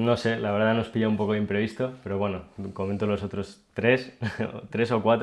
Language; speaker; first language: Spanish; native; Spanish